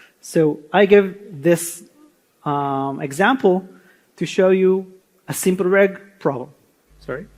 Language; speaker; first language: English; non-native, fluent; Hebrew